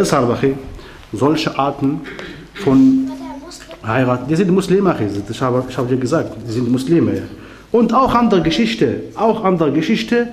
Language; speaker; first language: German; non-native, learner; Arabic